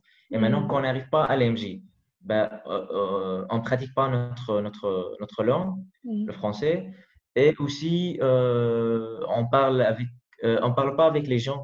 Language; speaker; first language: French; non-native, learner; Arabic